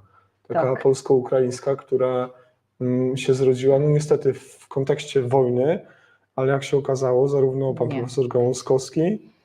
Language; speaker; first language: Polish; native; Polish